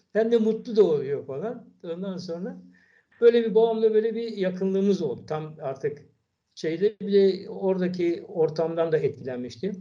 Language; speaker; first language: Turkish; native; Turkish